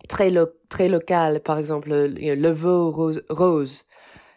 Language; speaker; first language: French; non-native, fluent; English